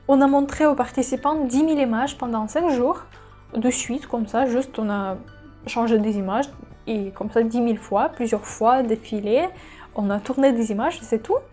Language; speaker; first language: French; non-native, fluent; Russian